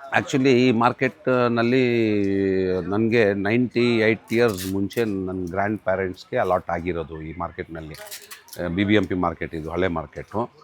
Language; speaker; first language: Kannada; non-native, local second language; Urdu